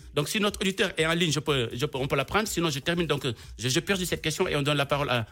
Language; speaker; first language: French; non-native, local second language; Wolof